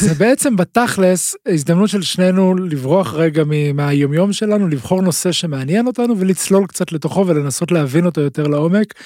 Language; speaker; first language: Hebrew; native; Hebrew